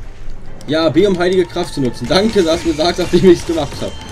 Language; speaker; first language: German; native; German